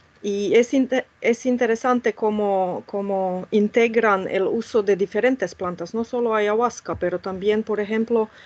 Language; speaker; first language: Spanish; non-native, fluent; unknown